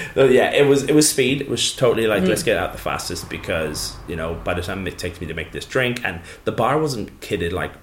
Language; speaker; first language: English; native; English